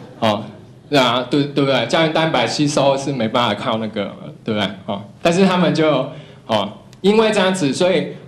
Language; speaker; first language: Chinese; non-native, local second language; Cantonese